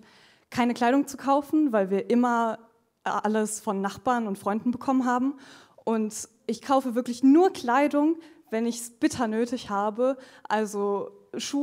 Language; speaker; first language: German; native; German